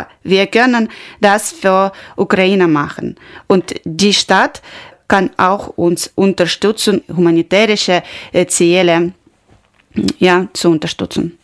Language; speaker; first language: German; non-native, learner; Ukrainian